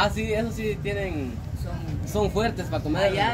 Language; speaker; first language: Spanish; native; Spanish